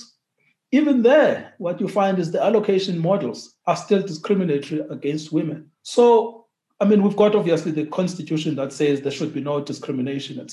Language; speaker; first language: English; non-native, local second language; Xhosa